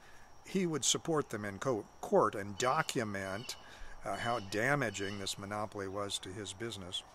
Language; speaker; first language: English; native; English